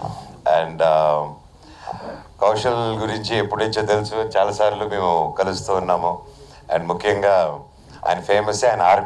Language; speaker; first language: Telugu; native; Telugu